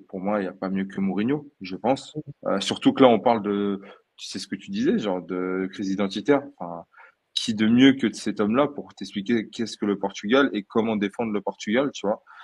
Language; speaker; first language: French; early bilingual, other home language; Portuguese